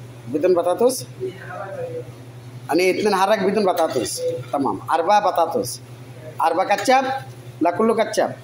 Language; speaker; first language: Arabic; non-native, learner; Bangla